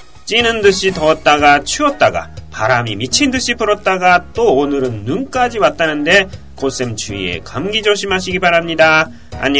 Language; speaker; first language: Korean; non-native, fluent; Japanese